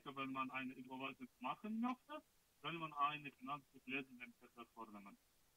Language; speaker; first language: German; non-native, learner; Russian